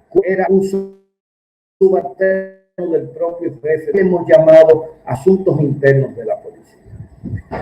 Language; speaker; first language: Spanish; native; Spanish